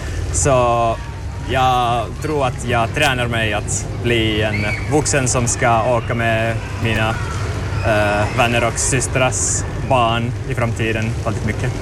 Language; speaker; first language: Swedish; non-native, local second language; Finnish